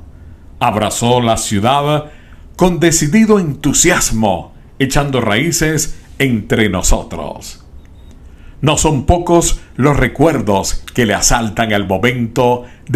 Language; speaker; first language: Spanish; native; Spanish